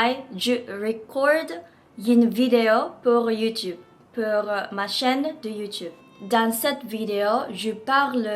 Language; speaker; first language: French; non-native, learner; Japanese